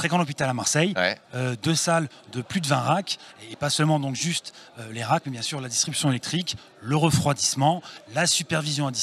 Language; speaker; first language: French; native; French